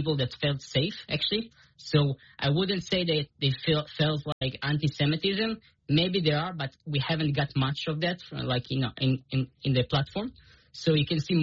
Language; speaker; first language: English; non-native, fluent; Hebrew